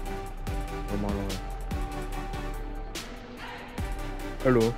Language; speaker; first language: German; native; German